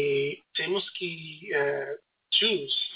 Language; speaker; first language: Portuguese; non-native, learner; English